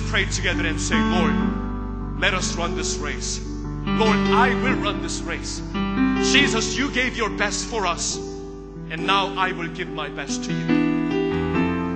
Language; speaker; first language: English; early bilingual, other home language; Korean